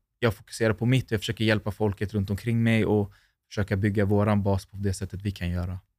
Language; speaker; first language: Swedish; native; Swedish